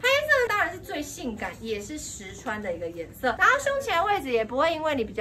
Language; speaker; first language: Chinese; native; Chinese